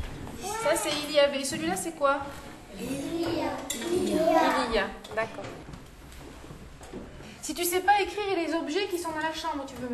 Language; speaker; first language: French; native; French